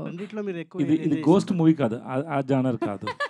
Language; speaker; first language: Telugu; non-native, learner; Tamil